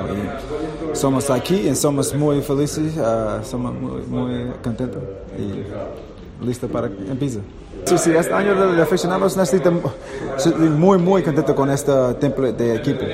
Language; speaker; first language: Spanish; non-native, learner; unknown